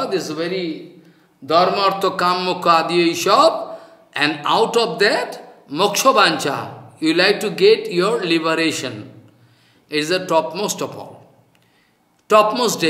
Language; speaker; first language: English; non-native, local second language; Bangla